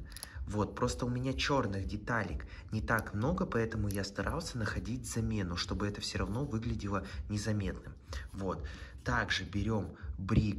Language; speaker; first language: Russian; native; Russian